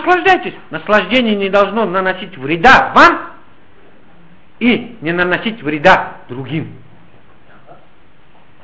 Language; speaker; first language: Russian; native; Russian